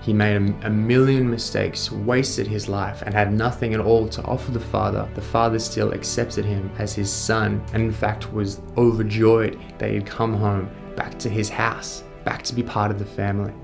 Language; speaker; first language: English; native; English